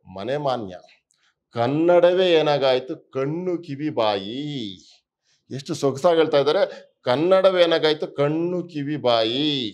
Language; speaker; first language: Kannada; native; Kannada